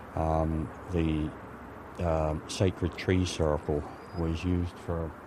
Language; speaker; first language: English; native; English